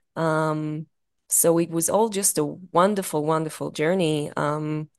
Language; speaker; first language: English; non-native, fluent; Hebrew